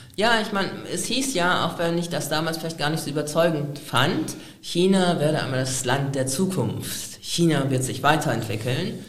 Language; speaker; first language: German; native; German